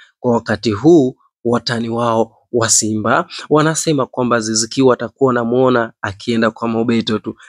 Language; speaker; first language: Swahili; native; Swahili